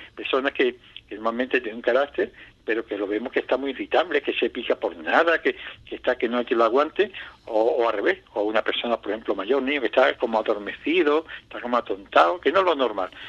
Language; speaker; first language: Spanish; native; Spanish